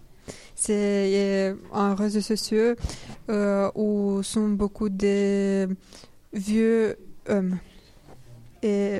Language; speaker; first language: French; non-native, learner; Romanian